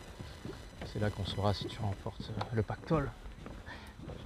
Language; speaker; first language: French; native; French